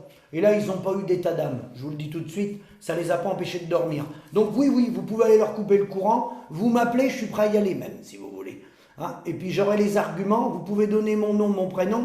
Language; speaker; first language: French; native; French